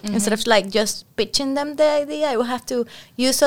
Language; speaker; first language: English; non-native, fluent; Spanish